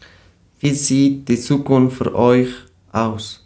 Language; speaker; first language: German; non-native, learner; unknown